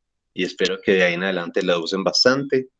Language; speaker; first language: Spanish; native; Spanish